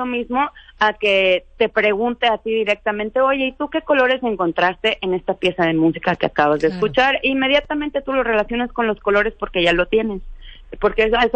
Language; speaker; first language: Spanish; native; Spanish